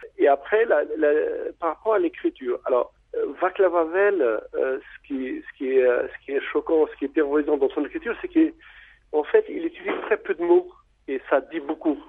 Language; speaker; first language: French; non-native, fluent; Albanian